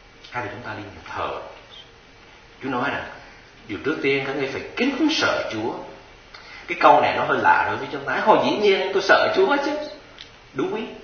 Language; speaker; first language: Vietnamese; native; Vietnamese